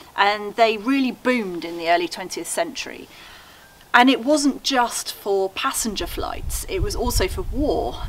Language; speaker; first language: English; native; English